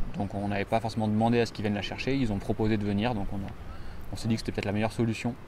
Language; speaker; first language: French; native; French